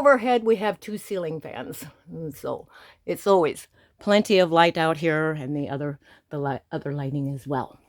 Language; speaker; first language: English; native; English